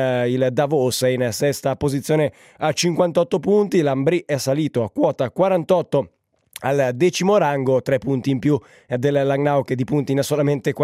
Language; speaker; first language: Italian; native; Italian